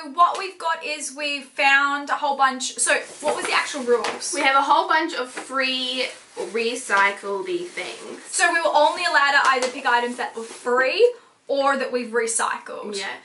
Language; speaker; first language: English; native; English